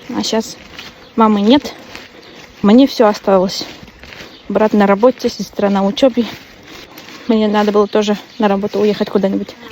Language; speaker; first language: Russian; non-native, local second language; Bashkir